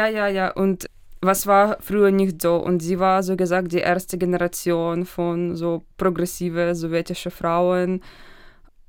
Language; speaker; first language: German; non-native, fluent; Russian